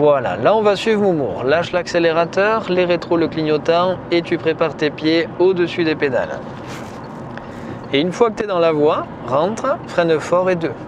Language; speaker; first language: French; native; French